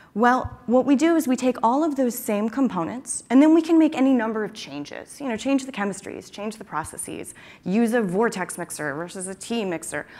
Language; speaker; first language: English; native; English